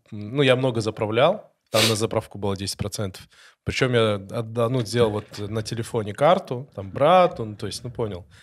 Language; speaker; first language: Russian; non-native, local second language; Ossetic